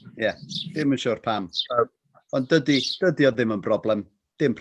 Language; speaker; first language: Welsh; non-native, fluent; English